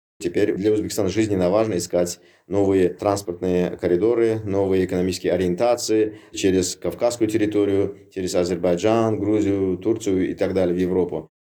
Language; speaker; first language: Russian; non-native, local second language; Uzbek